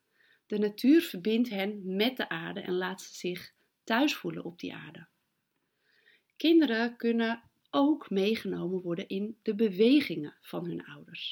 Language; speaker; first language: Dutch; native; Dutch